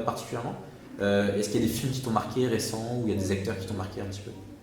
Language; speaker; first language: French; native; French